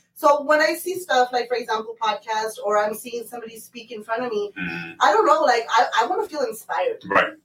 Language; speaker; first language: English; early bilingual, other home language; Spanish